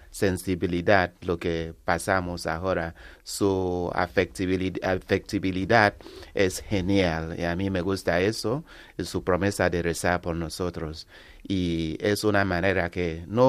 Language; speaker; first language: Spanish; non-native, learner; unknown